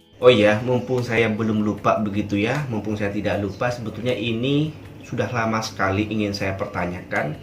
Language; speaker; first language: Indonesian; native; Indonesian